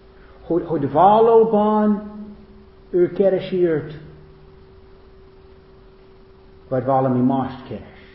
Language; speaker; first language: Hungarian; non-native, fluent; English